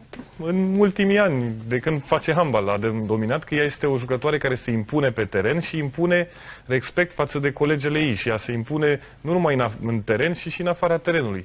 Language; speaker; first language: Romanian; native; Romanian